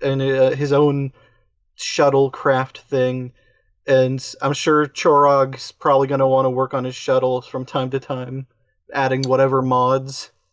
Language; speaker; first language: English; native; English